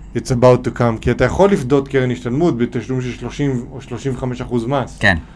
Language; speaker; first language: Hebrew; native; Hebrew